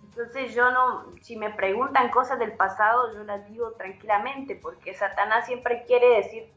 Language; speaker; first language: Spanish; native; Spanish